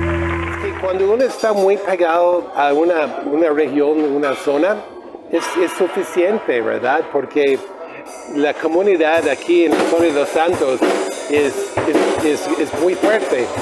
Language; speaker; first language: Spanish; non-native, fluent; English